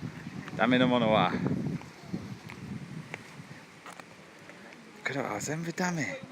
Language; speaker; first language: Japanese; non-native, fluent; English